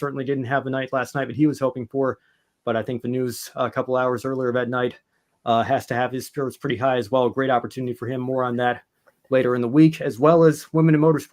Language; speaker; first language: English; native; English